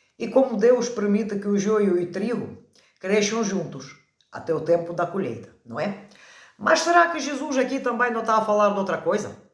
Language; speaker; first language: Portuguese; non-native, fluent; Ukrainian